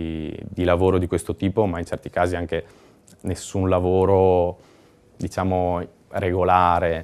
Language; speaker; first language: Italian; native; Italian